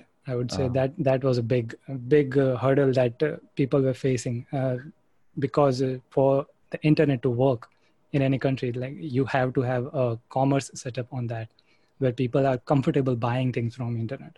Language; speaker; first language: English; non-native, local second language; Gujarati